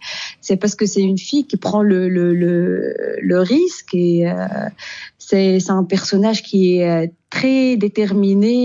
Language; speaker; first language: French; non-native, local second language; Arabic